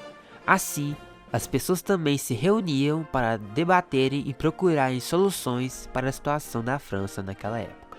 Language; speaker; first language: Portuguese; native; Portuguese